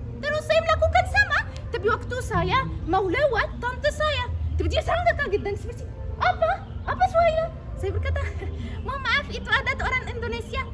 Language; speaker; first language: Indonesian; non-native, fluent; Arabic